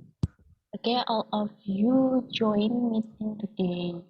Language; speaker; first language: English; non-native, learner; Indonesian